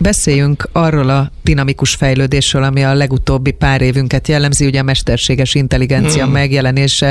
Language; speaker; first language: Hungarian; native; Hungarian